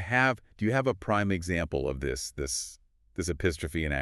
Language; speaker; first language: English; native; English